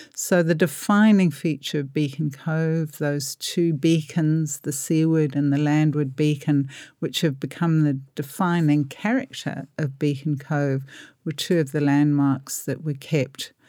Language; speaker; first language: English; native; English